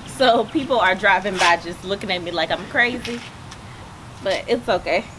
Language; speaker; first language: English; native; English